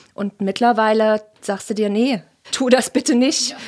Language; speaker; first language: German; native; German